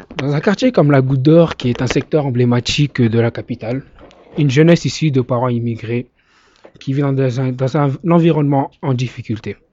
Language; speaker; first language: French; native; French